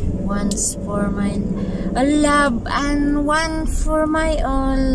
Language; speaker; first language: English; non-native, learner; Filipino